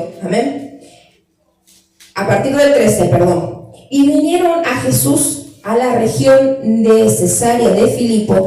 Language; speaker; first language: Spanish; native; Spanish